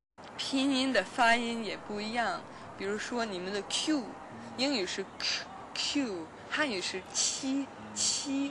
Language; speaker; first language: Chinese; non-native, learner; Danish